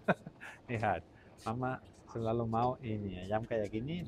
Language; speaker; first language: Indonesian; non-native, learner; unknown